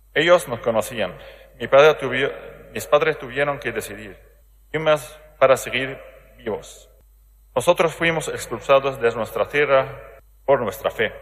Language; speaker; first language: Spanish; non-native, learner; Arabic